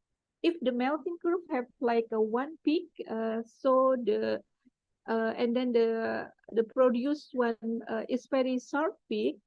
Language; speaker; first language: English; non-native, fluent; Indonesian